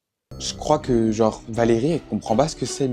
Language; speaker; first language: French; native; French